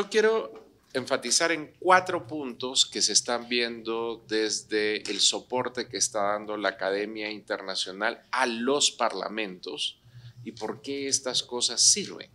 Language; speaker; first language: Spanish; native; Spanish